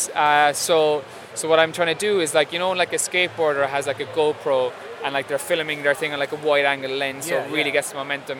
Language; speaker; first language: English; native; English